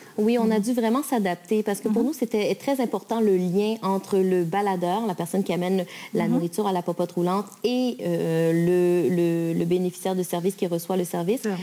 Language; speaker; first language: French; native; French